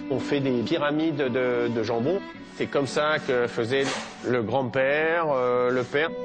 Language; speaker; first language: French; native; French